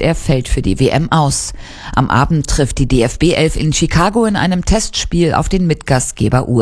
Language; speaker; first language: German; native; German